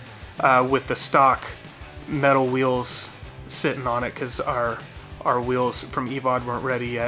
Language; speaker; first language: English; native; English